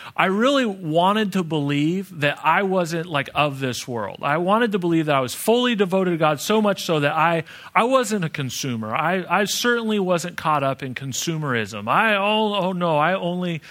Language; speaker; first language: English; native; English